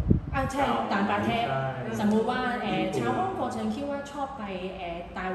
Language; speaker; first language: Thai; non-native, learner; Cantonese